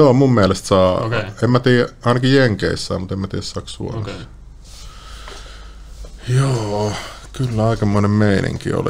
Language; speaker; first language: Finnish; native; Finnish